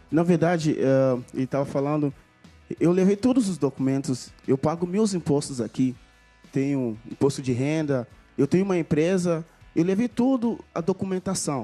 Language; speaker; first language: Portuguese; non-native, fluent; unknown